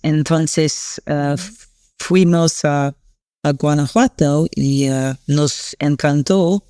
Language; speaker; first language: Spanish; non-native, learner; English